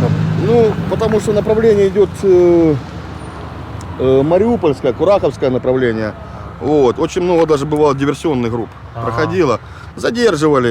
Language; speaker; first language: Russian; native; Russian